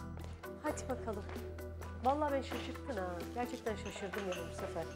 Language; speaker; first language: Turkish; native; Turkish